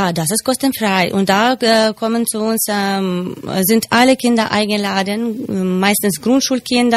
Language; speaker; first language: German; non-native, fluent; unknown